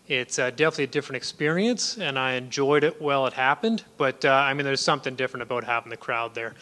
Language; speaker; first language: English; native; English